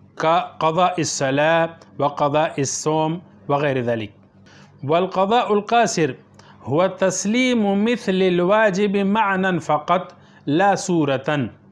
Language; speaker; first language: Arabic; non-native, fluent; Urdu